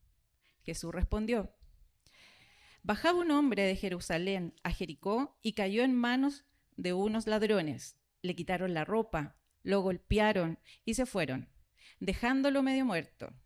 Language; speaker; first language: Spanish; native; Spanish